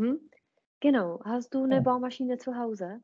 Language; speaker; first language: German; non-native, fluent; Czech